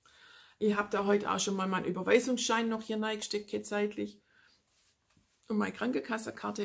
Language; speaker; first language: German; native; German